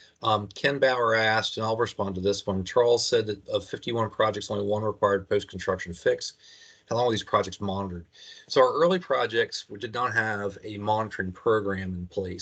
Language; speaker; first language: English; native; English